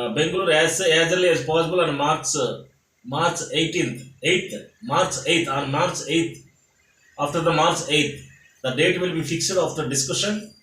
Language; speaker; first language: English; non-native, local second language; Telugu